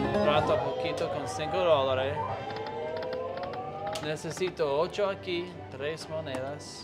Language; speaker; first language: Spanish; non-native, learner; English